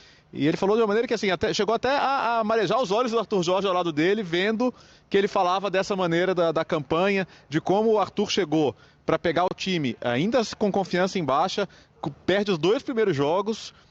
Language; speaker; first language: Portuguese; native; Portuguese